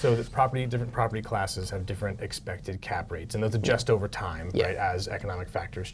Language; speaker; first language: English; native; English